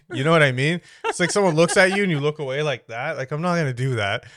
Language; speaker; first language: English; native; English